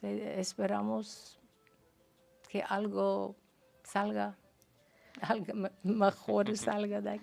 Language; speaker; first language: Spanish; non-native, fluent; Persian